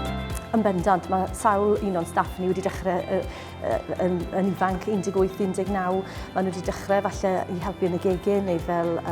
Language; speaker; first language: Welsh; native; Welsh